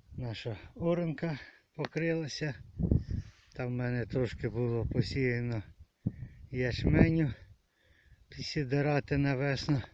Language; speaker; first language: Ukrainian; native; Ukrainian